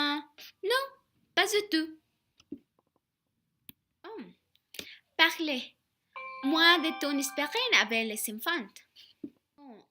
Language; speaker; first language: French; non-native, learner; Spanish